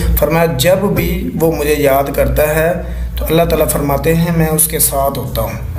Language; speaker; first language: Urdu; non-native, local second language; Punjabi